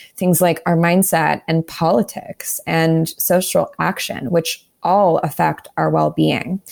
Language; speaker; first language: English; native; English